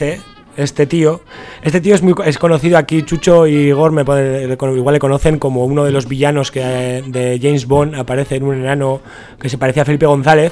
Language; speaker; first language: Spanish; native; Spanish